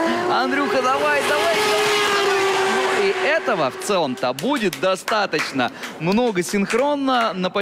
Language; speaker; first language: Russian; native; Russian